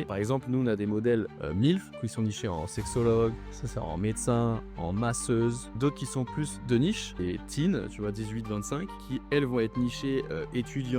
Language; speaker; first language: French; native; French